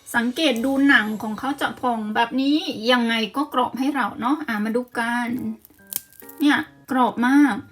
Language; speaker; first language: Thai; native; Thai